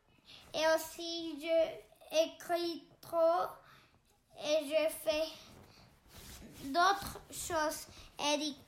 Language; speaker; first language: French; non-native, learner; Spanish